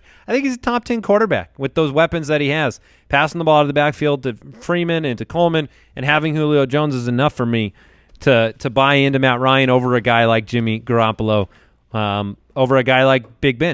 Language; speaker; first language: English; native; English